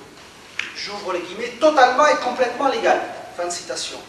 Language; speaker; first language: French; native; French